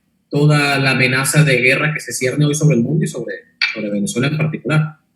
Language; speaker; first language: Spanish; native; Spanish